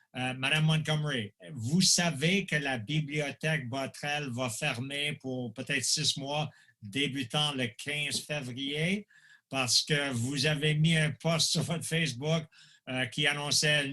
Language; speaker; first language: French; non-native, local second language; English